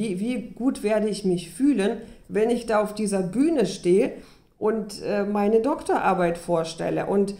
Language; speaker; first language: German; early bilingual, other home language; Russian